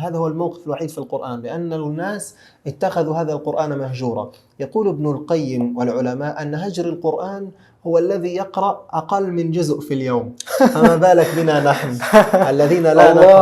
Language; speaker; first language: Arabic; native; Arabic